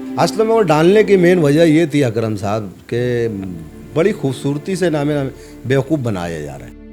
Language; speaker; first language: Hindi; non-native, local second language; Urdu